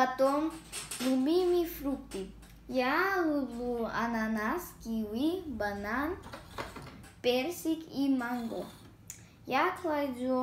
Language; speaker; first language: Russian; non-native, learner; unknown